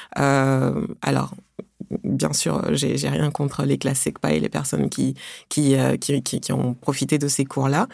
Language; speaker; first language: French; early bilingual, other home language; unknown